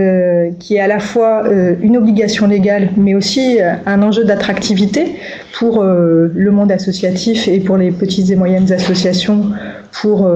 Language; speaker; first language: French; native; French